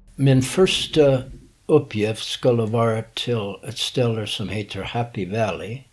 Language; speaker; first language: Swedish; non-native, learner; English